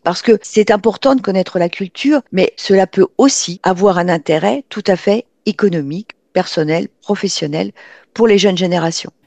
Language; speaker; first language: French; native; French